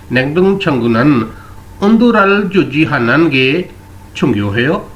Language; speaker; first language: Korean; non-native, learner; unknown